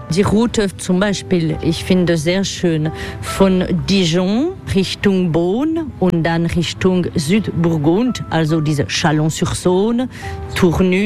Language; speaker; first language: German; non-native, fluent; French